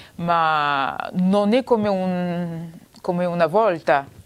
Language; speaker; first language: Italian; non-native, fluent; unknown